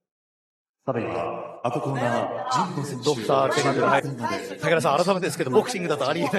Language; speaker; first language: Japanese; native; Japanese